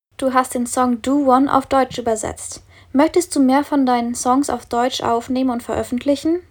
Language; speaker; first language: German; native; German